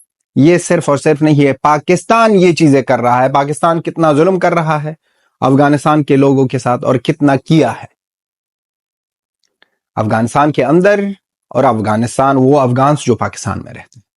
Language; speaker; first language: Hindi; non-native, fluent; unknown